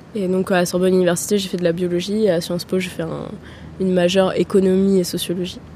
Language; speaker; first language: French; early bilingual, heritage; German